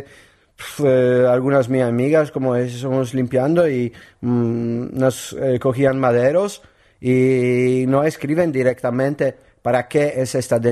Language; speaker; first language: Spanish; non-native, learner; Polish